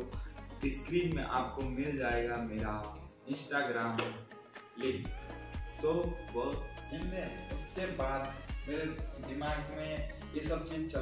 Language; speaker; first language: Hindi; non-native, local second language; Bangla